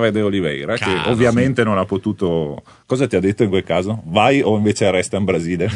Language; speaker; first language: Italian; native; Italian